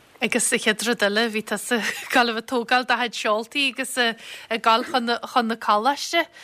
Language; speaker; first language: Irish; native; Irish